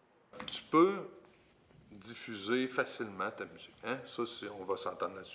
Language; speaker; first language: French; native; French